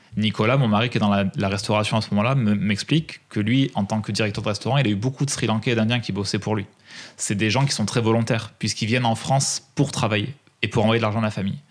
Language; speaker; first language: French; native; French